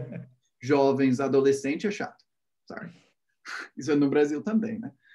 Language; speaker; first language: Portuguese; non-native, fluent; English